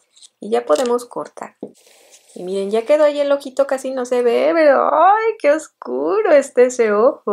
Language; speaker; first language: Spanish; native; Spanish